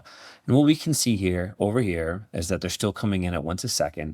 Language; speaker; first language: English; native; English